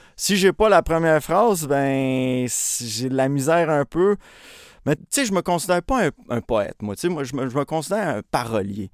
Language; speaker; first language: French; early bilingual, other home language; Spanish